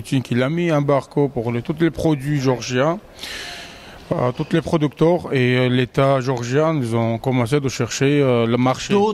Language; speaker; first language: French; non-native, learner; Georgian